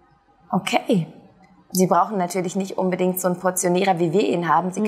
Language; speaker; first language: German; native; German